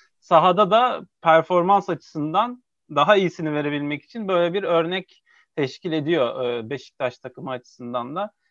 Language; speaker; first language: Turkish; native; Turkish